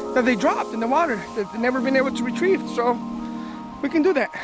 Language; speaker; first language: English; early bilingual, other home language; Spanish